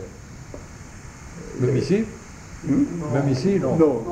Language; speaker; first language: French; native; French